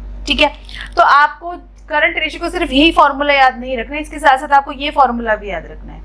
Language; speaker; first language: Hindi; native; Hindi